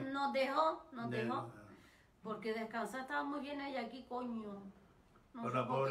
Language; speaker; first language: Spanish; native; Spanish